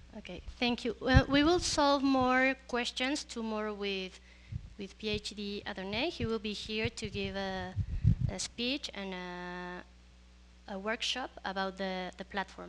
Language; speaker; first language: English; non-native, fluent; Spanish